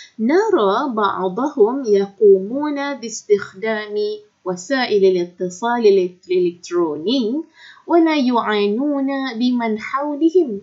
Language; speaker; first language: Arabic; non-native, fluent; Malay